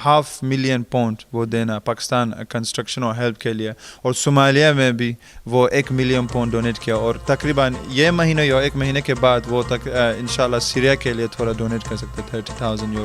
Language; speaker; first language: Hindi; early bilingual, heritage; Hindi